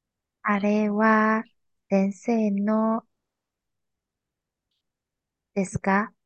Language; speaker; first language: Japanese; non-native, learner; Chinese